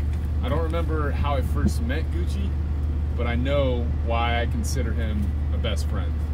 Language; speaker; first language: English; native; English